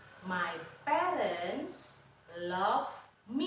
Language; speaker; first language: English; non-native, fluent; Indonesian